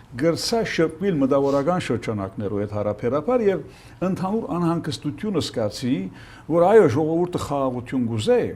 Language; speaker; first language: Armenian; early bilingual, heritage; Armenian